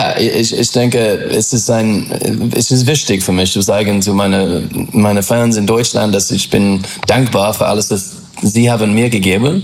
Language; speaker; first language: German; non-native, learner; English